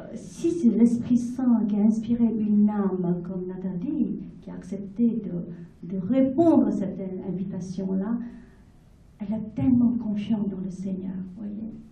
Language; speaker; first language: French; non-native, fluent; Vietnamese